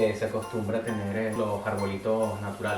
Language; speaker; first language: Spanish; native; Spanish